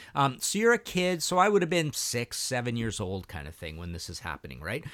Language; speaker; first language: English; early bilingual, other home language; Russian